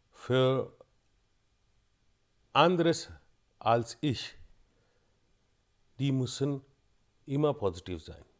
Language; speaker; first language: German; non-native, fluent; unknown